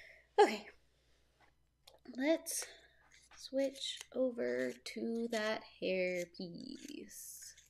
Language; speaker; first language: English; native; English